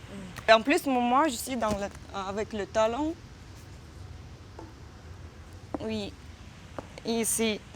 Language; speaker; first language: French; non-native, learner; Russian